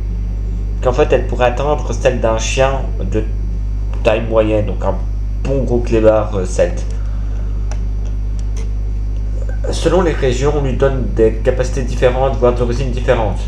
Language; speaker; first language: French; native; French